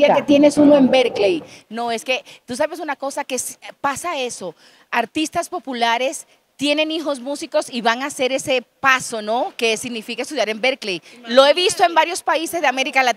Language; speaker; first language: Spanish; native; Spanish